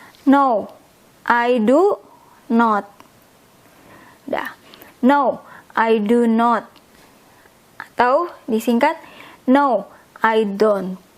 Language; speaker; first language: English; non-native, fluent; Indonesian